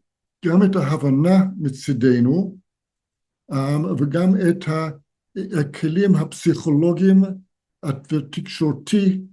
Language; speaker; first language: Hebrew; non-native, fluent; English